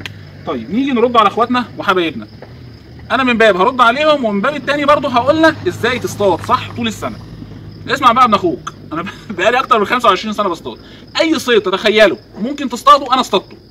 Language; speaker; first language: Arabic; native; Arabic